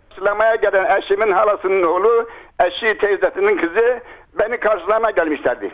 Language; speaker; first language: Turkish; non-native, local second language; Kurdish